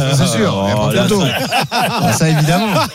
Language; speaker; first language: French; native; French